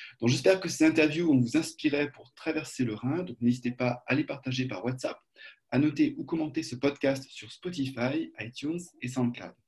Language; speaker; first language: French; native; French